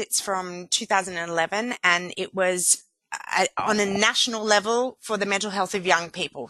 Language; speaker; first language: English; native; English